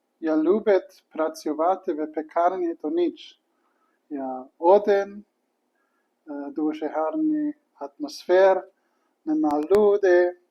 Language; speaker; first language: Ukrainian; non-native, learner; German